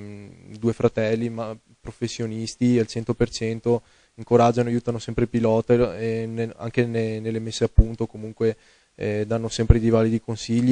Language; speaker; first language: Italian; native; Italian